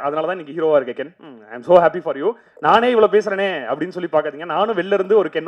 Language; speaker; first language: Tamil; native; Tamil